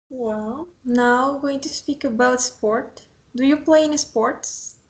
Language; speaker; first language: English; non-native, fluent; Spanish